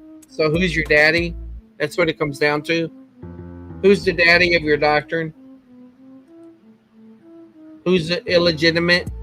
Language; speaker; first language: English; native; English